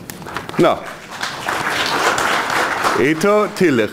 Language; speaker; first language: Polish; non-native, fluent; German